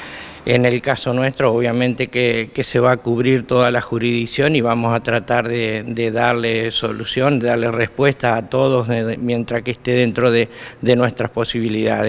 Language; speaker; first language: Spanish; native; Spanish